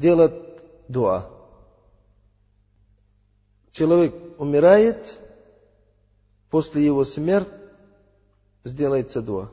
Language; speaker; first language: Russian; non-native, learner; Uzbek